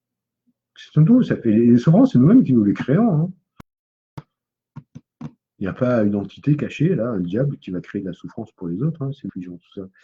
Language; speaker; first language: French; native; French